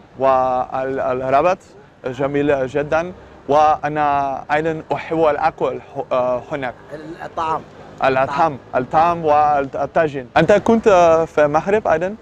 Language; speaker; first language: Arabic; non-native, learner; Dutch